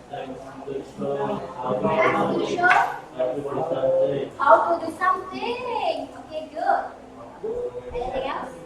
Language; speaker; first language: English; non-native, learner; Indonesian